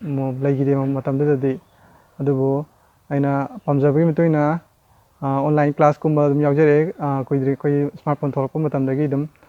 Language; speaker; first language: Manipuri; native; Manipuri